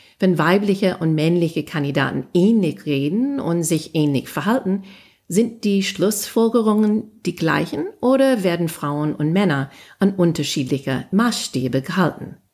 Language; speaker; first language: German; non-native, fluent; English